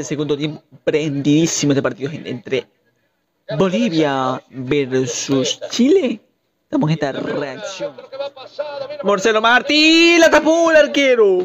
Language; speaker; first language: Spanish; native; Spanish